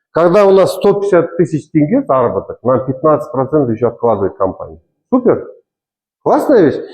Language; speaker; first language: Russian; non-native, local second language; Kazakh